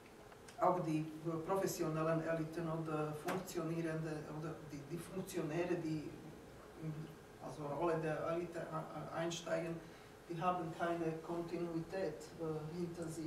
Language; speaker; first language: German; non-native, fluent; Slovak